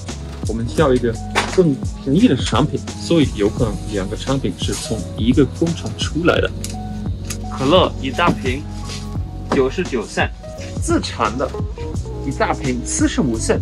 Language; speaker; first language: Chinese; non-native, fluent; German